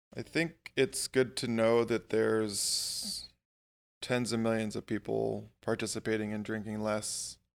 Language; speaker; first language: English; native; English